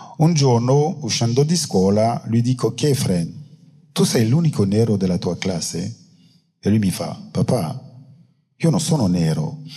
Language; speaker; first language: Italian; non-native, fluent; French